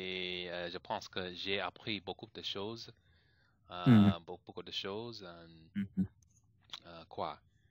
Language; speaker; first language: French; non-native, learner; English